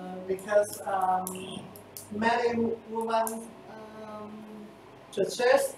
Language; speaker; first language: English; non-native, learner; Vietnamese